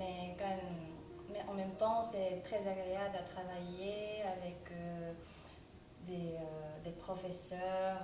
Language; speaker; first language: French; non-native, fluent; Japanese